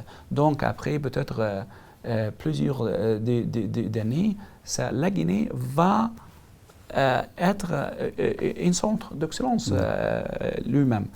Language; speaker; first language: French; non-native, learner; Arabic